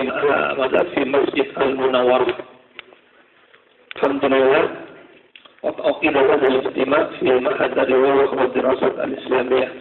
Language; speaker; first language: Arabic; non-native, fluent; Madurese